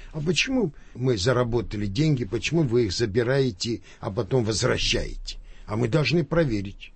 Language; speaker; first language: Russian; non-native, local second language; Armenian